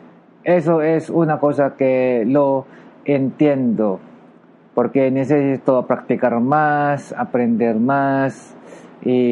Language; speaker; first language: Spanish; non-native, learner; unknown